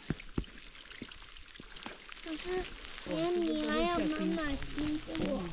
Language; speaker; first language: Chinese; early bilingual, heritage; Chinese